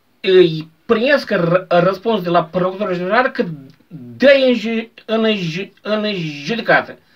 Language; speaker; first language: Romanian; native; Romanian